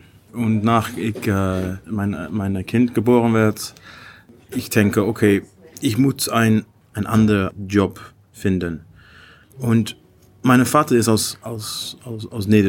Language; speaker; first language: German; non-native, learner; Dutch